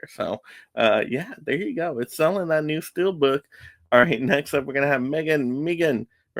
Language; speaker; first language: English; native; English